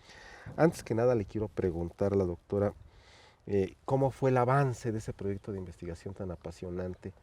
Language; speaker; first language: Spanish; native; Spanish